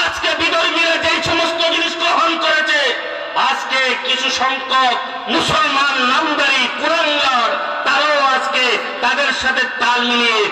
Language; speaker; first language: Bangla; non-native, local second language; Sylheti